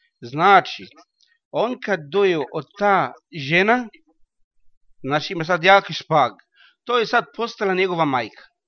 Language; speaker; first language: Croatian; non-native, learner; Arabic